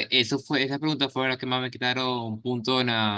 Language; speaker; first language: Spanish; native; Spanish